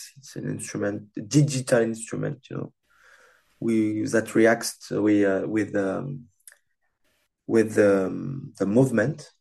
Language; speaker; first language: English; non-native, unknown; French